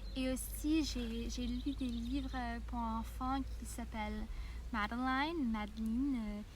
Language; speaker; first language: French; non-native, fluent; English